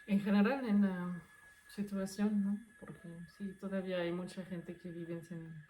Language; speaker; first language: Spanish; non-native, fluent; German